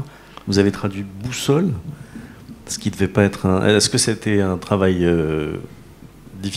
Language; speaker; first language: French; native; French